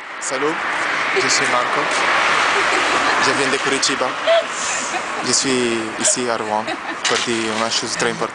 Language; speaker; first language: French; non-native, learner; Italian